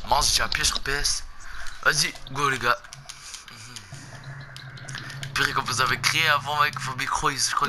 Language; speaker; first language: French; native; French